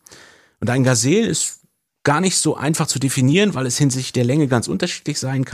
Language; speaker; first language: German; native; German